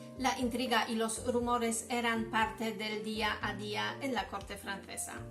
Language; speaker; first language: Spanish; non-native, fluent; Polish